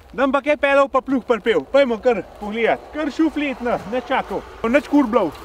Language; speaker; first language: Slovenian; native; Slovenian